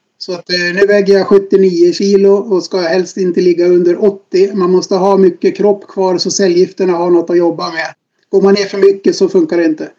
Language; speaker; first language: Swedish; native; Swedish